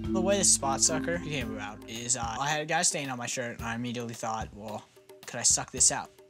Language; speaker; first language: English; native; English